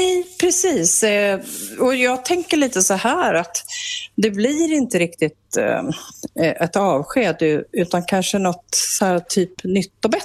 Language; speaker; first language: Swedish; native; Swedish